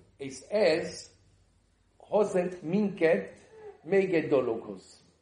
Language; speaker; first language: Hungarian; early bilingual, heritage; Hungarian